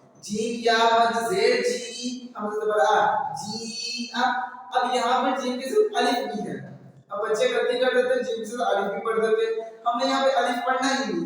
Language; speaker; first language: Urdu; non-native, local second language; Punjabi